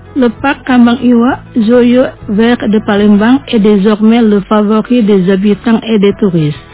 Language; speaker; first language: French; non-native, fluent; Indonesian